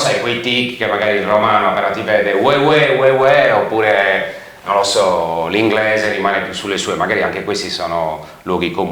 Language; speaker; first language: Italian; native; Italian